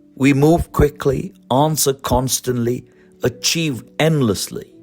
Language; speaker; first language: English; non-native, local second language; Malayalam